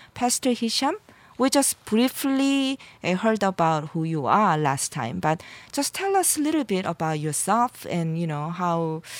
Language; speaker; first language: English; non-native, fluent; Korean